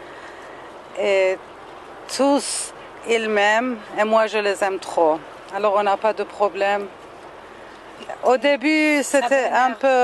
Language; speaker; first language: French; non-native, learner; Persian